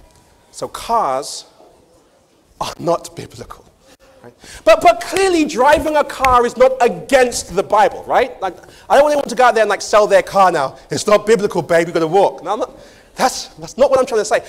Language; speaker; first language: English; native; English